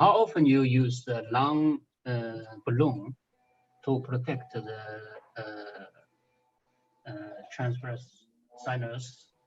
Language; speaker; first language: English; non-native, fluent; Chinese